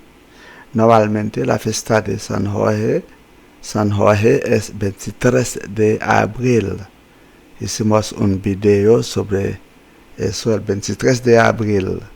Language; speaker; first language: Spanish; non-native, fluent; Haitian Creole